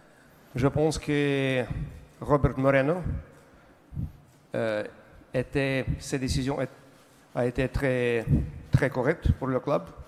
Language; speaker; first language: French; non-native, learner; Russian